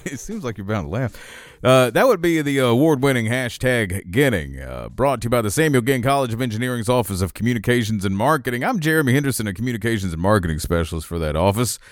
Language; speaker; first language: English; native; English